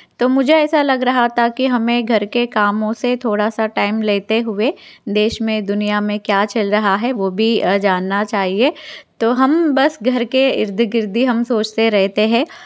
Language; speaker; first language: Hindi; non-native, local second language; Telugu